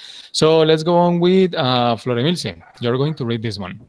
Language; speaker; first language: English; non-native, fluent; Spanish